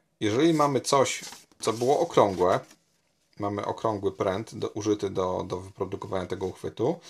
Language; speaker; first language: Polish; native; Polish